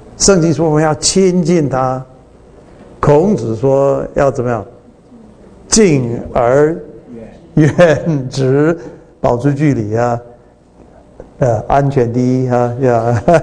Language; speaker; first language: Chinese; non-native, fluent; English